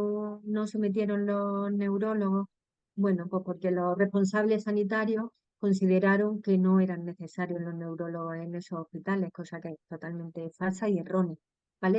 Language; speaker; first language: Spanish; native; Spanish